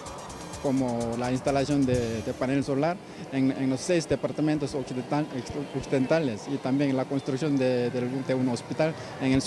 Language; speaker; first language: Spanish; non-native, fluent; Korean